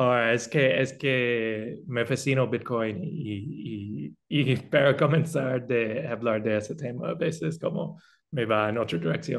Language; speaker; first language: Spanish; non-native, fluent; English